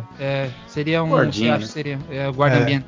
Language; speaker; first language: Portuguese; native; Portuguese